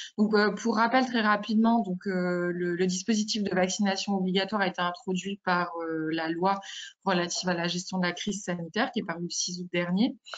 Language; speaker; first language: French; native; French